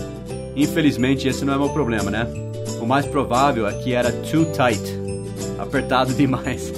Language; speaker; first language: Portuguese; non-native, fluent; English